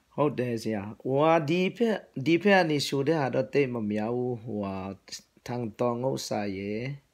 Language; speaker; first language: Burmese; non-native, local second language; Tedim Chin